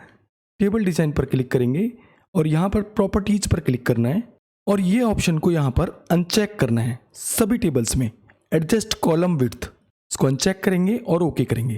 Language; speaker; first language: Hindi; native; Hindi